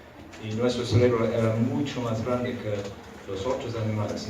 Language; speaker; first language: Spanish; non-native, fluent; English